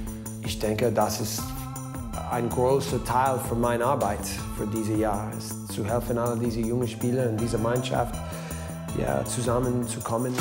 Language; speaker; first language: German; non-native, learner; English